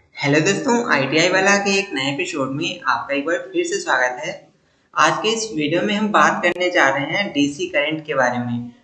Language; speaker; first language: Hindi; native; Hindi